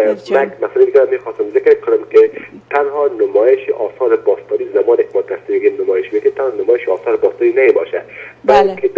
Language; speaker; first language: Persian; native; Persian